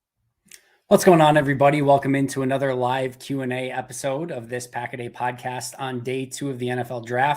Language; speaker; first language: English; native; English